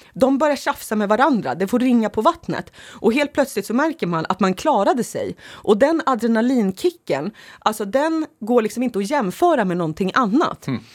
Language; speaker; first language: Swedish; early bilingual, other home language; Finnish